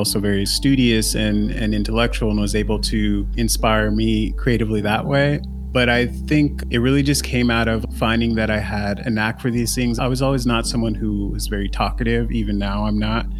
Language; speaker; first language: English; native; English